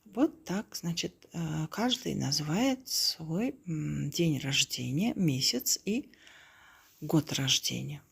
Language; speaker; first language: Russian; non-native, local second language; Kazakh